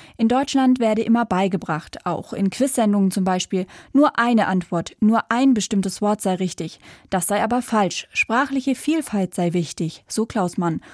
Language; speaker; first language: German; native; German